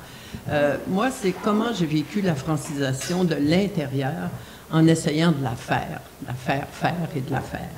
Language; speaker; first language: French; native; French